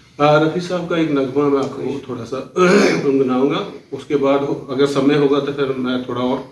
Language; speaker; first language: Hindi; non-native, local second language; Dogri